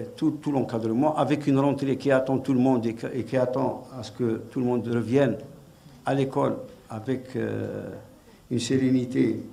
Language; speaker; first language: French; non-native, local second language; Arabic